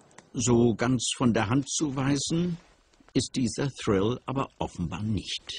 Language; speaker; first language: German; native; German